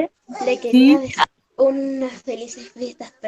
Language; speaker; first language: Spanish; native; Spanish